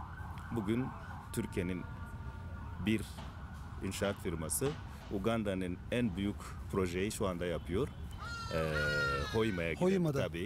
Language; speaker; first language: Turkish; non-native, fluent; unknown